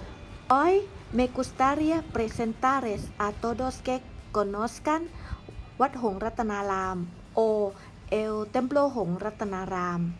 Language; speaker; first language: Spanish; non-native, learner; Thai